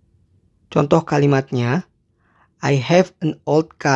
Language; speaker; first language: English; non-native, fluent; Indonesian